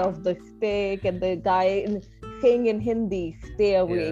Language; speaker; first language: English; non-native, local second language; Hindi